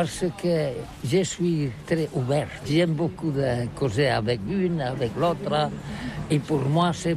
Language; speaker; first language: French; non-native, learner; Catalan